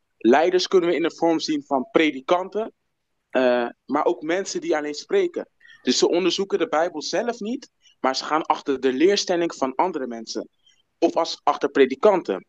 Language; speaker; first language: Dutch; non-native, local second language; Papiamento